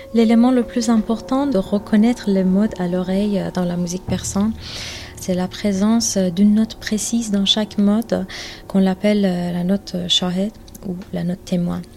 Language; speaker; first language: French; non-native, fluent; Persian